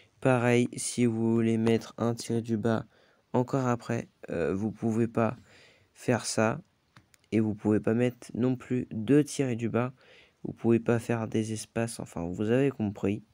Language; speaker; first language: French; native; French